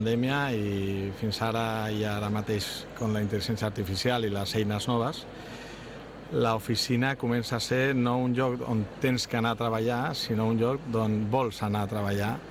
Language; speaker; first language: Catalan; non-native, local second language; Spanish